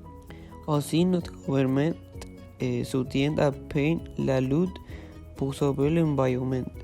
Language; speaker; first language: French; non-native, learner; Spanish